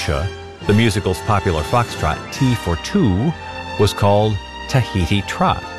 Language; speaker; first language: English; native; English